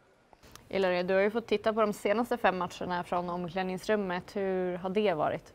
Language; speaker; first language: Swedish; native; Swedish